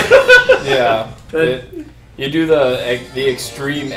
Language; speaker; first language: English; native; English